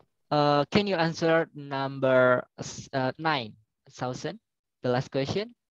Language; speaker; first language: English; non-native, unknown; Indonesian